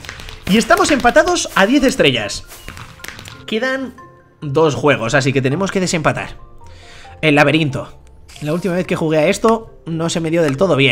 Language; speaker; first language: Spanish; native; Spanish